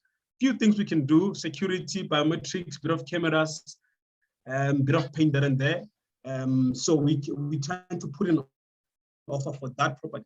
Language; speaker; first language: English; non-native, local second language; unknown